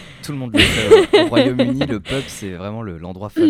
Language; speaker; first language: French; native; French